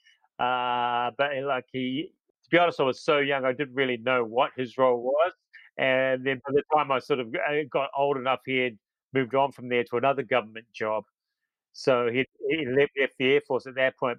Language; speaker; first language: English; native; English